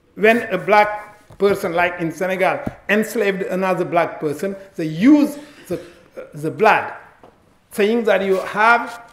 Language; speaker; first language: English; non-native, fluent; Wolof